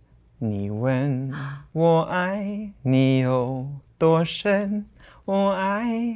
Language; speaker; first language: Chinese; non-native, fluent; German